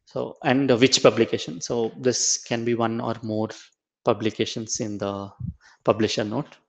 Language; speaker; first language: English; non-native, local second language; Tamil